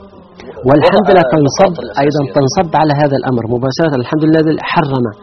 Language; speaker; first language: Arabic; native; Arabic